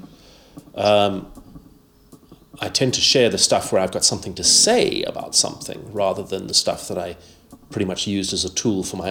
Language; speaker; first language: English; native; English